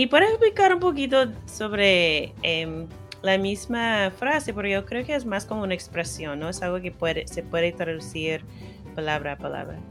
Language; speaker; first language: Spanish; non-native, fluent; English